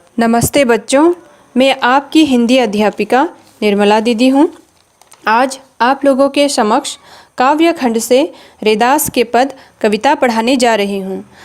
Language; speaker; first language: Hindi; non-native, local second language; Nepali